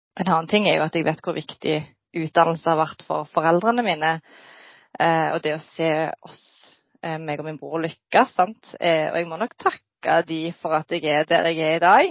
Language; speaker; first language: Norwegian; native; Norwegian